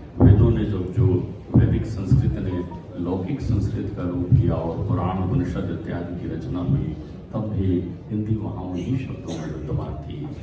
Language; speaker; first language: Hindi; native; Hindi